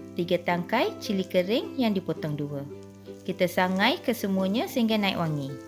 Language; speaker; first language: Malay; non-native, local second language; Tamil